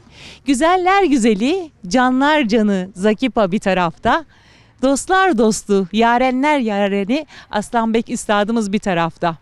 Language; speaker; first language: Turkish; native; Turkish